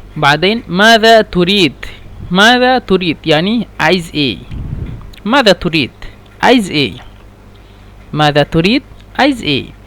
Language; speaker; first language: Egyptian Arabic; non-native, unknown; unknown